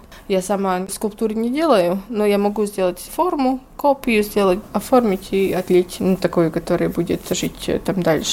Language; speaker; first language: Russian; non-native, local second language; Latvian